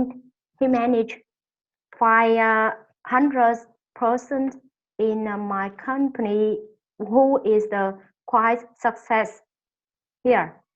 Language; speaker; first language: English; non-native, learner; Vietnamese